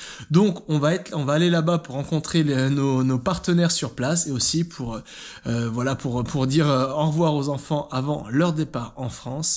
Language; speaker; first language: French; native; French